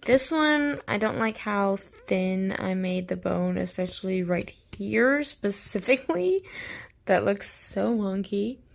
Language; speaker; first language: English; native; English